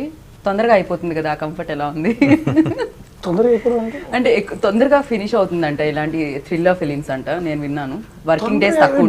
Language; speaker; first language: Telugu; native; Telugu